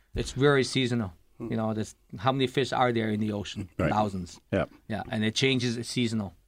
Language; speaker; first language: English; early bilingual, other home language; Lao